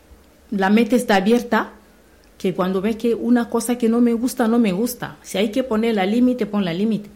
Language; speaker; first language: Spanish; non-native, learner; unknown